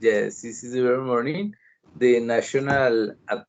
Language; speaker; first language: English; non-native, learner; Spanish